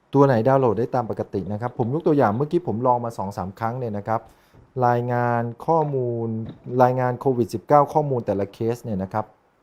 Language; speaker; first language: Thai; native; Thai